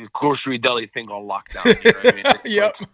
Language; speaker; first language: English; non-native, fluent; Arabic